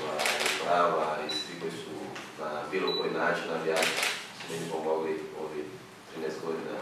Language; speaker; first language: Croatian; non-native, fluent; Portuguese